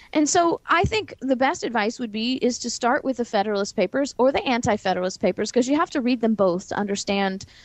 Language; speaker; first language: English; native; English